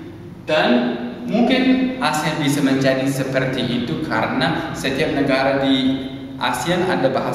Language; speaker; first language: Indonesian; non-native, learner; English